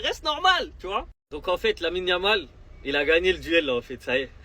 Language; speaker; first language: French; native; French